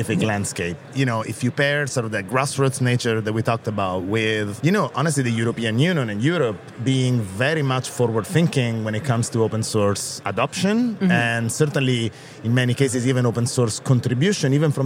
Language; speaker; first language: English; non-native, fluent; Italian